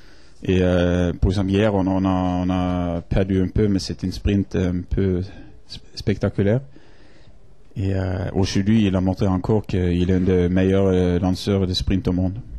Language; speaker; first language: French; non-native, fluent; Norwegian